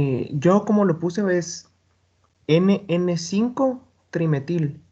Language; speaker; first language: Spanish; native; Spanish